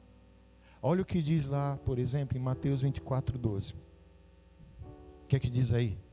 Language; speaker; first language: Portuguese; native; Portuguese